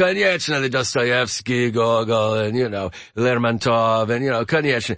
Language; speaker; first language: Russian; non-native, learner; English